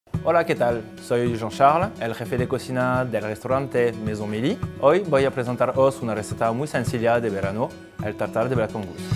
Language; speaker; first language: Spanish; non-native, fluent; French